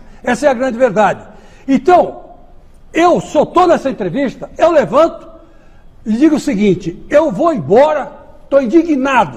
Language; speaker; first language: Portuguese; native; Portuguese